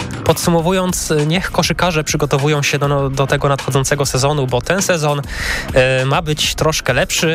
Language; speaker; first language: Polish; native; Polish